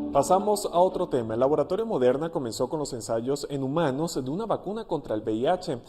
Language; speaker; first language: Spanish; native; Spanish